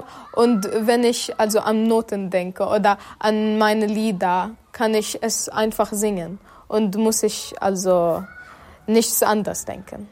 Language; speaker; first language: German; non-native, fluent; Arabic